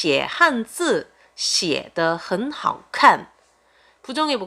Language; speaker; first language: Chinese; non-native, fluent; Korean